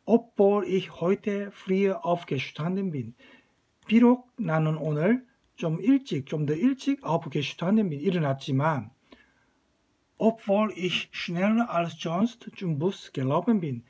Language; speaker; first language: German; non-native, fluent; Korean